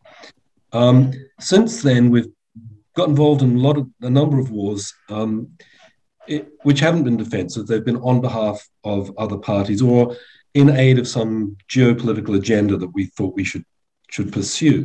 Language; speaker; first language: English; native; English